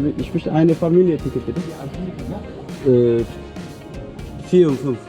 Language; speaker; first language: German; non-native, learner; Korean